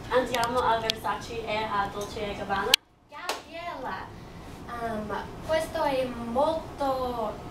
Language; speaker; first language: Italian; non-native, learner; English